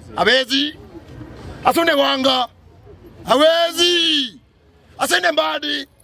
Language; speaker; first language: Swahili; non-native, local second language; Luo (Kenya and Tanzania)